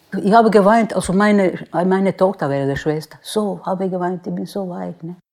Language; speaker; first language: German; non-native, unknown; Croatian